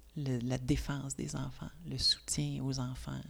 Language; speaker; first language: French; native; French